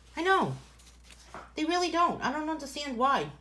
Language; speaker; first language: English; native; English